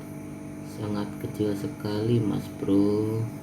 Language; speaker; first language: Indonesian; native; Indonesian